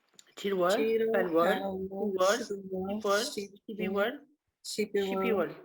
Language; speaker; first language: Korean; non-native, learner; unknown